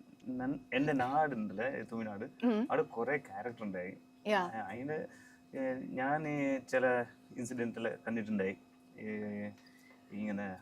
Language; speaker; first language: Malayalam; non-native, fluent; Tulu